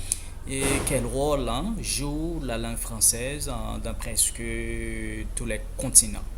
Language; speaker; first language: French; non-native, fluent; Spanish